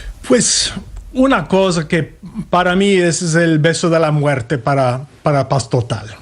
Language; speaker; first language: Spanish; non-native, fluent; English